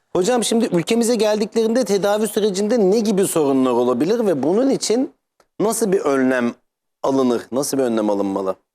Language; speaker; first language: Turkish; native; Turkish